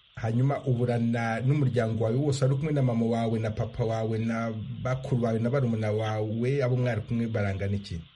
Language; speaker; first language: Kinyarwanda; native; Kinyarwanda